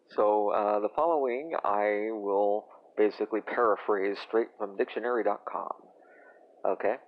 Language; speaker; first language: English; native; English